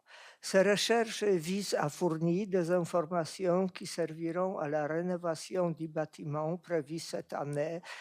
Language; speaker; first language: French; non-native, fluent; Polish